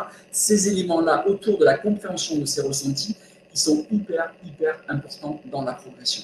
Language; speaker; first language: French; native; French